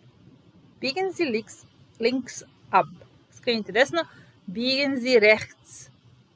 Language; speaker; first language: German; non-native, fluent; Serbian